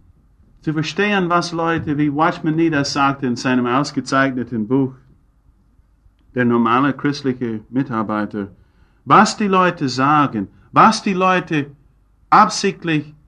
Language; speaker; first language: German; non-native, fluent; English